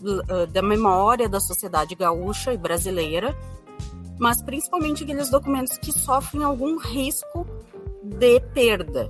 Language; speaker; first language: Portuguese; native; Portuguese